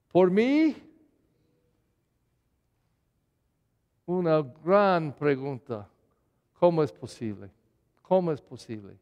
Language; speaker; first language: Spanish; non-native, learner; English